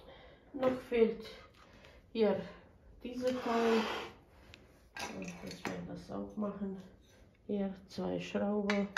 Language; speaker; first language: German; non-native, fluent; Bosnian